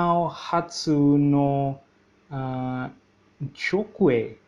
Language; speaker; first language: Japanese; non-native, learner; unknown